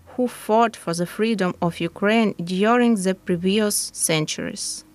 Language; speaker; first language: English; non-native, fluent; Ukrainian